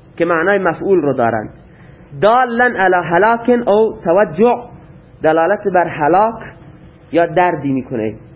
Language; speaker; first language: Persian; non-native, local second language; Baluchi